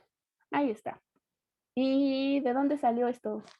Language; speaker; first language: Spanish; native; Spanish